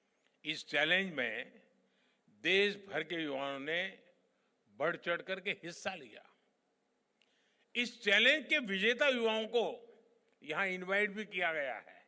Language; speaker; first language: Hindi; non-native, local second language; Gujarati